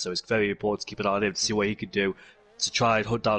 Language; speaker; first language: English; native; English